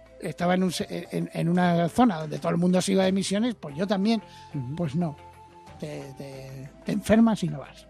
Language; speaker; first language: Spanish; native; Spanish